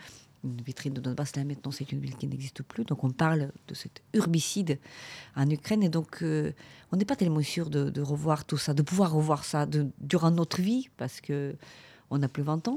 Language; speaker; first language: French; non-native, fluent; Ukrainian